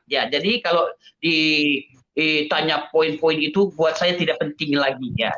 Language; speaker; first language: Indonesian; native; Indonesian